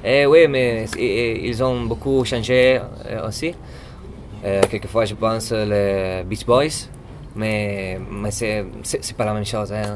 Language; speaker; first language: French; non-native, learner; Italian